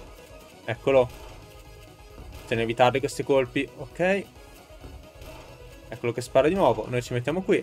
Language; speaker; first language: Italian; native; Italian